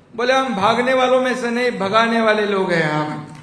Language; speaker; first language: Hindi; non-native, local second language; Marathi